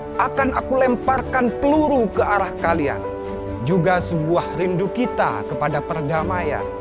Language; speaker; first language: Indonesian; non-native, local second language; Madurese